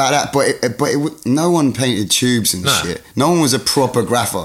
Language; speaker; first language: English; native; English